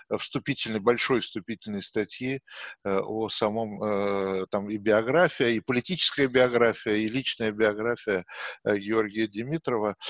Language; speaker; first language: Russian; native; Russian